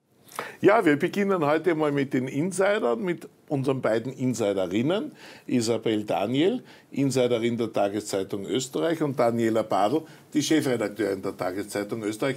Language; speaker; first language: German; native; German